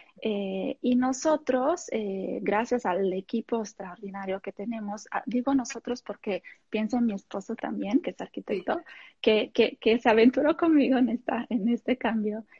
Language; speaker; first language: Spanish; non-native, fluent; Italian